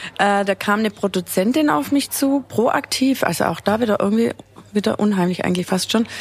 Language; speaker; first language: German; native; German